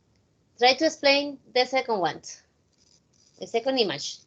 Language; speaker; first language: English; non-native, fluent; Spanish